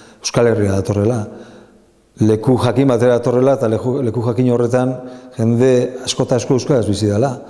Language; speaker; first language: Basque; native; Basque